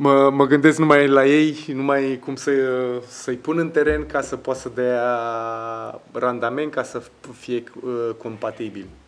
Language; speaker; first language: Romanian; non-native, fluent; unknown